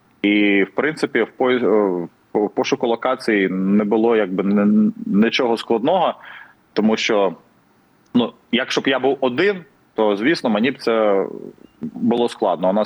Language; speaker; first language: Ukrainian; non-native, fluent; Russian